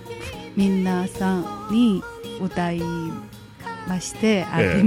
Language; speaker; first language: Japanese; non-native, learner; Chinese